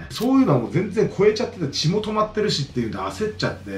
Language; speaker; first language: Japanese; native; Japanese